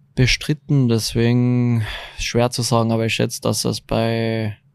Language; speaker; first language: German; native; German